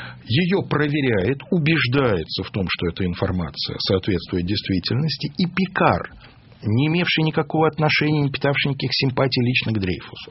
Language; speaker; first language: Russian; native; Russian